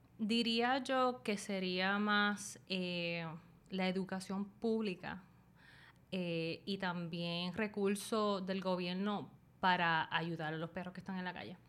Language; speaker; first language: Spanish; early bilingual, other home language; Chinese